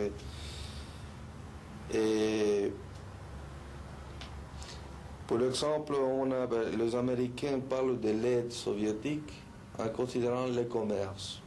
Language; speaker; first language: French; non-native, learner; Spanish